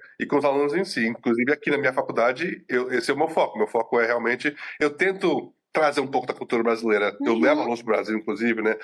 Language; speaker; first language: Portuguese; native; Portuguese